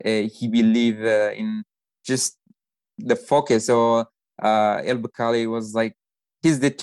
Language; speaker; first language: English; non-native, fluent; Arabic